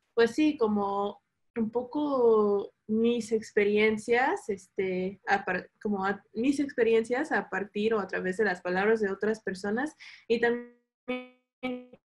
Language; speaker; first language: Spanish; early bilingual, heritage; Spanish